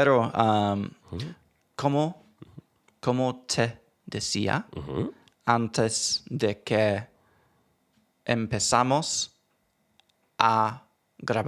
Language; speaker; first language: Spanish; non-native, learner; English